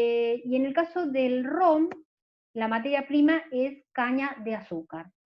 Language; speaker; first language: Spanish; native; Spanish